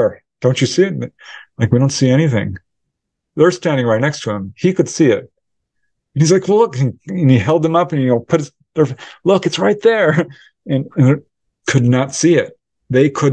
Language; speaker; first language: English; native; English